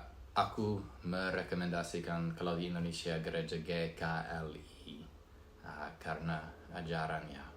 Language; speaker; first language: Indonesian; non-native, fluent; English